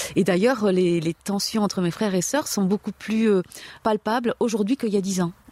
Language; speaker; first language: French; native; French